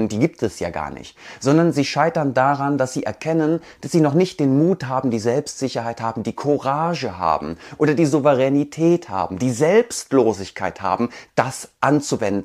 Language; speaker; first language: German; native; German